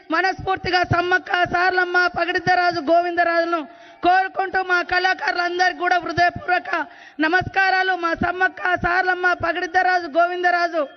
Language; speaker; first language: Telugu; native; Telugu